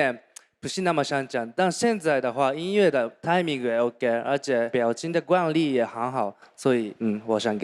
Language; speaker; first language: Chinese; non-native, learner; Japanese